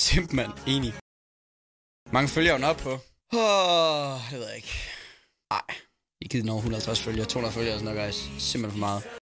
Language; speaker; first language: Danish; native; Danish